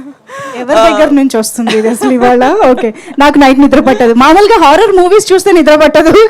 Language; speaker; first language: Telugu; native; Telugu